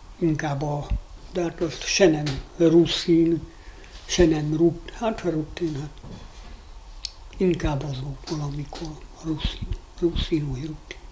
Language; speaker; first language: Hungarian; non-native, local second language; Rusyn